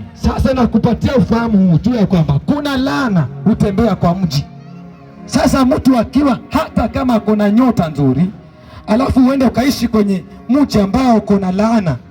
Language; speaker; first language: Swahili; native; Swahili